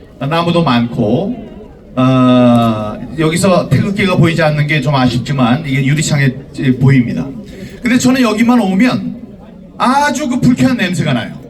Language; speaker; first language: Korean; native; Korean